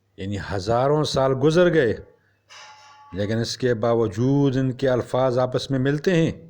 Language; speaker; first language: Urdu; non-native, local second language; Pashto